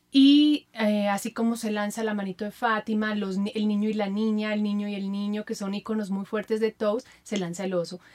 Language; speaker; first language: Spanish; native; Spanish